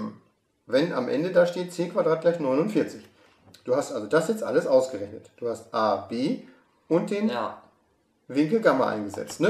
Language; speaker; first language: German; native; German